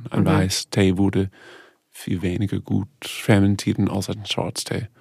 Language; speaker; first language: German; non-native, fluent; English